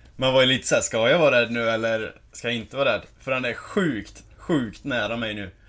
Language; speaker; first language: Swedish; early bilingual, other home language; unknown